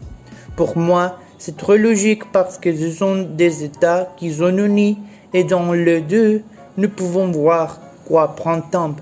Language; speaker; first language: French; non-native, learner; Spanish